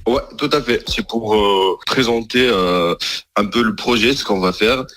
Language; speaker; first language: French; non-native, local second language; Arabic